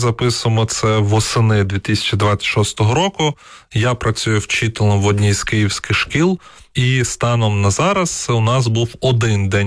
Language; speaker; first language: Ukrainian; non-native, local second language; Russian